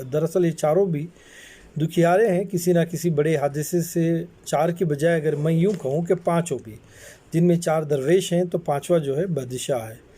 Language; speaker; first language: Urdu; native; Urdu